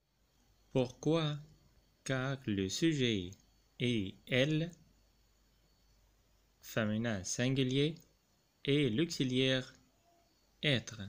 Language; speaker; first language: French; non-native, fluent; Arabic